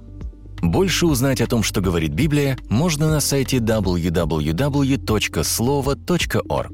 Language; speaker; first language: Russian; native; Russian